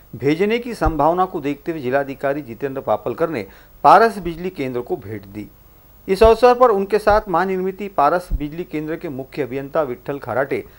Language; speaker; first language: Hindi; non-native, local second language; Marathi